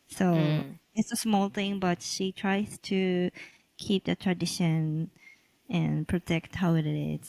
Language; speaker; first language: English; non-native, local second language; Japanese